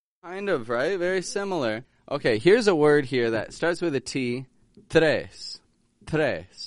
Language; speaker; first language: English; native; English